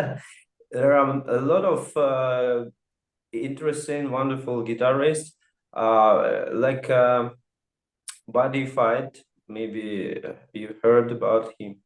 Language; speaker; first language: English; non-native, fluent; Russian